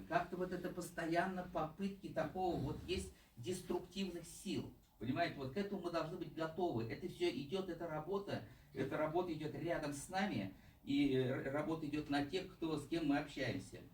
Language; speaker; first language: Russian; native; Russian